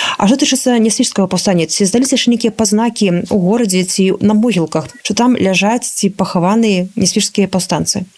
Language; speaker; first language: Belarusian; native; Belarusian